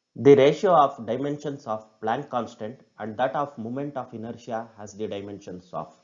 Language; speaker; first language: English; non-native, local second language; Kannada